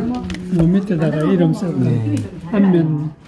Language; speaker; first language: Korean; native; Korean